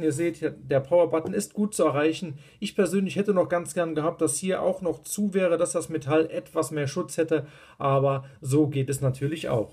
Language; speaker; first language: German; native; German